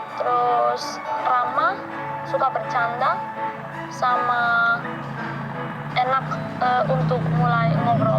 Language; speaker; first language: Indonesian; non-native, fluent; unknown